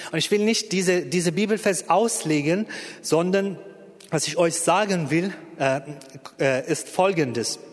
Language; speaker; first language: German; non-native, fluent; Persian